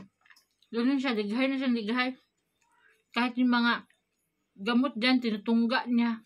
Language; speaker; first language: Filipino; non-native, local second language; Cebuano